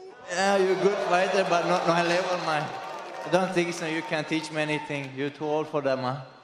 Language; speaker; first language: English; non-native, learner; Chechen